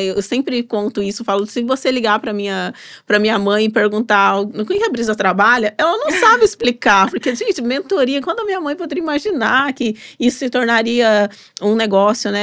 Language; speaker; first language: Portuguese; native; Portuguese